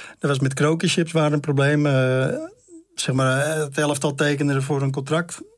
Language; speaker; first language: Dutch; native; Dutch